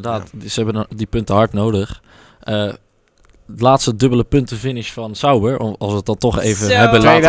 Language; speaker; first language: Dutch; native; Dutch